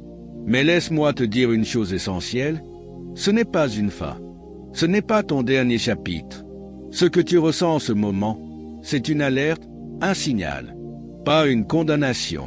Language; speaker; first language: French; native; French